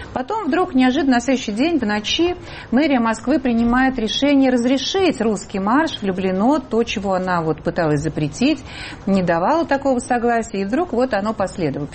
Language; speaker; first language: Russian; native; Russian